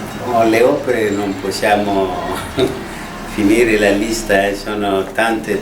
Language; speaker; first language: Italian; non-native, fluent; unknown